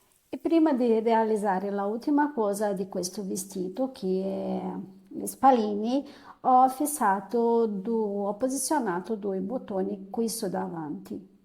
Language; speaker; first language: Italian; non-native, fluent; Portuguese